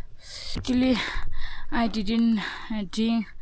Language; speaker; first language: English; non-native, learner; Tibetan